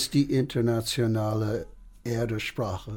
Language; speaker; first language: German; non-native, fluent; English